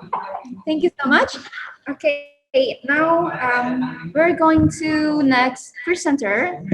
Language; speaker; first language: English; non-native, learner; Indonesian